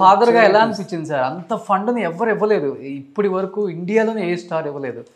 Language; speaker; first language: Telugu; native; Telugu